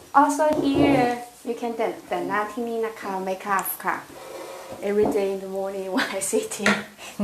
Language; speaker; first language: English; non-native, learner; Thai